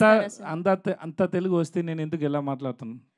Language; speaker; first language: Telugu; non-native, learner; Tamil